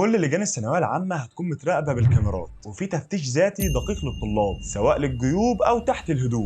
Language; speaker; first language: Arabic; native; Arabic